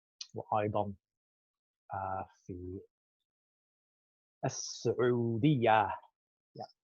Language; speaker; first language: Arabic; non-native, fluent; English